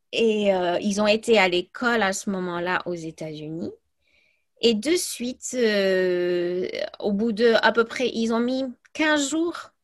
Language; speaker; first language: French; early bilingual, other home language; English